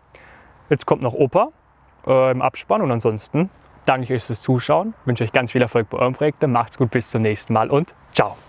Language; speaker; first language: German; native; German